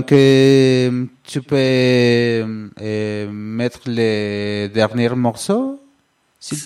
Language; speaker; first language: French; non-native, learner; Spanish